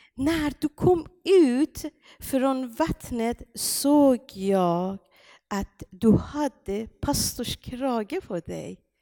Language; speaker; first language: Swedish; non-native, fluent; Persian